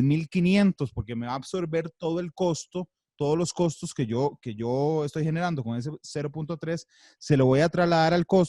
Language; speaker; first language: Spanish; native; Spanish